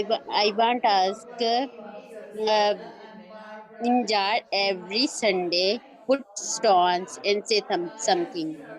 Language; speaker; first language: English; non-native, learner; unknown